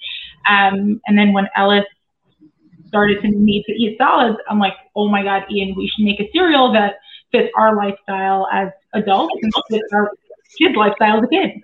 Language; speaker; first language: English; native; English